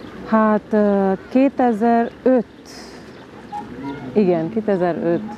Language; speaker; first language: Hungarian; non-native, local second language; Romanian